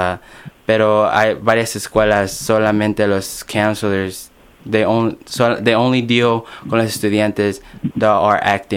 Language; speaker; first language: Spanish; early bilingual, other home language; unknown